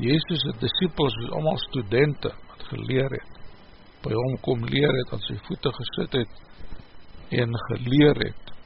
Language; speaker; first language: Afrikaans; native; Afrikaans